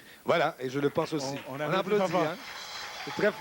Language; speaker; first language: French; non-native, local second language; Haitian Creole